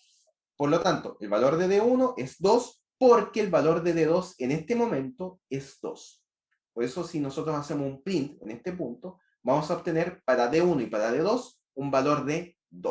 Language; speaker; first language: Spanish; native; Spanish